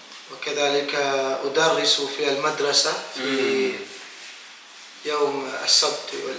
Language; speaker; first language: Arabic; non-native, fluent; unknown